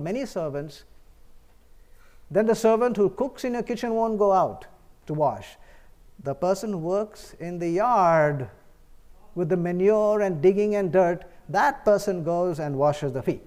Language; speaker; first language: English; non-native, local second language; Bangla